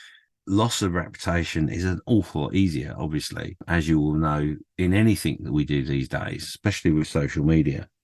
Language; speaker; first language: English; native; English